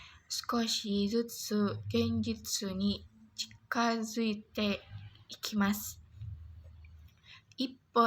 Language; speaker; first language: Japanese; non-native, learner; Indonesian